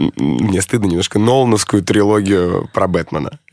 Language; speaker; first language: Russian; native; Russian